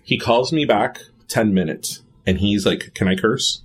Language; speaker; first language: English; early bilingual, other home language; Spanish